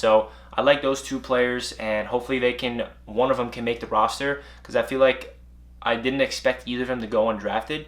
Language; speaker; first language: English; native; English